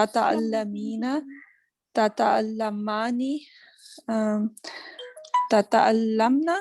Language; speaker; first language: Arabic; non-native, learner; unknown